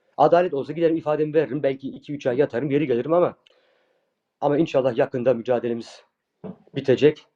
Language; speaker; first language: Turkish; early bilingual, heritage; Turkish